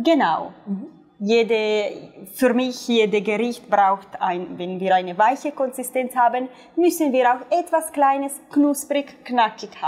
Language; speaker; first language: German; non-native, fluent; Italian